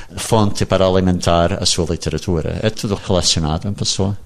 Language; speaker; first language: Portuguese; non-native, fluent; English